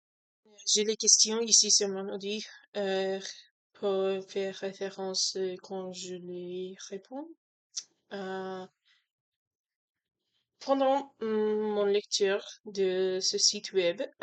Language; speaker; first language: French; non-native, learner; English